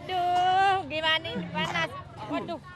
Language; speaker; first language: Indonesian; non-native, local second language; Sasak